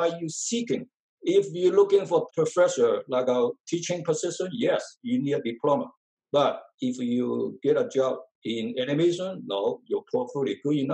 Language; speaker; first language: English; non-native, fluent; Chinese